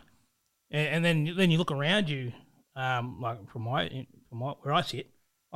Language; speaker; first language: English; native; English